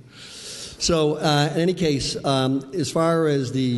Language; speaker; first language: English; native; English